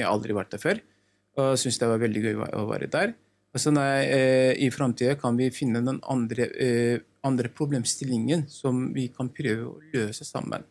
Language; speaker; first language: Norwegian; non-native, learner; Turkish